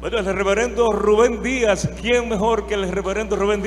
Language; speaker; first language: Spanish; native; Spanish